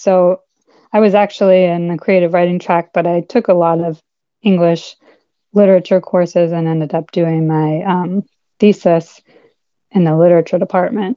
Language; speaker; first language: English; native; English